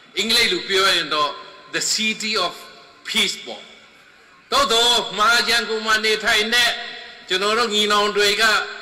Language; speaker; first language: Burmese; non-native, local second language; Hakha Chin